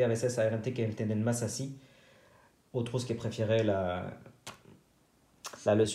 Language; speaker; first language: Spanish; non-native, fluent; French